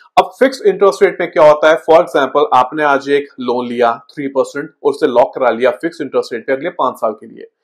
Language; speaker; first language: Hindi; native; Hindi